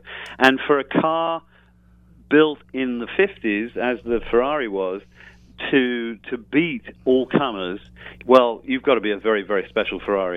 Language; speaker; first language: English; native; English